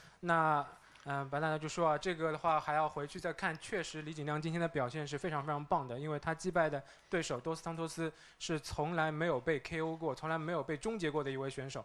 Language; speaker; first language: Chinese; native; Chinese